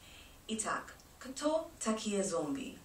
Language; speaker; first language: Russian; non-native, learner; English